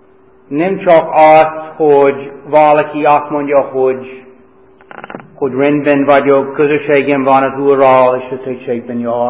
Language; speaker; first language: Hungarian; non-native, fluent; English